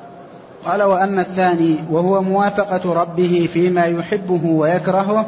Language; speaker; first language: Arabic; native; Arabic